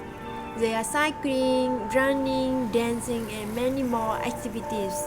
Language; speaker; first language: English; non-native, learner; Vietnamese